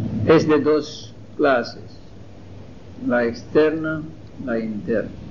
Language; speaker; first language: Spanish; non-native, fluent; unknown